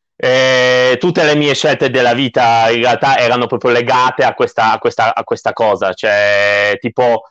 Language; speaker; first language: Italian; non-native, fluent; Polish